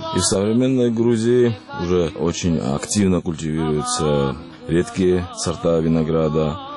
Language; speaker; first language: Russian; non-native, local second language; Georgian